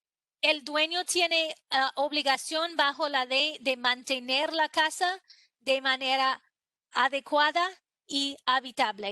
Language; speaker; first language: Spanish; non-native, fluent; English